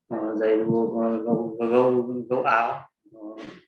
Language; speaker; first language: English; non-native, learner; Vietnamese